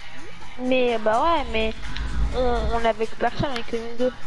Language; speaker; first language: French; native; French